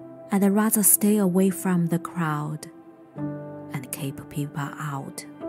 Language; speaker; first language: English; non-native, fluent; Chinese